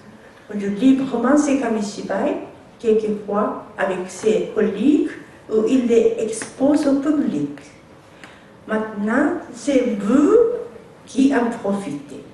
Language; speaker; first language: French; non-native, learner; Japanese